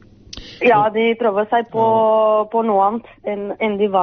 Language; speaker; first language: Norwegian; non-native, fluent; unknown